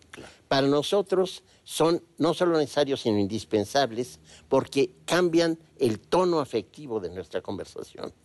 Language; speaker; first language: Spanish; native; Spanish